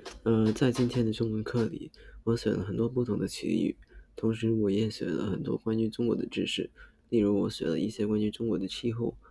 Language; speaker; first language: Chinese; non-native, local second language; Cantonese